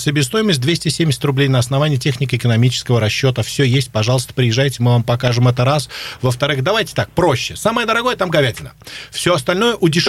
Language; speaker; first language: Russian; native; Russian